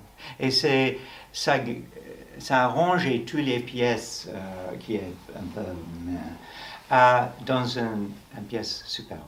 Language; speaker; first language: French; non-native, fluent; English